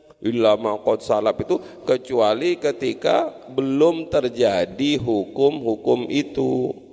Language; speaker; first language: Indonesian; non-native, local second language; Madurese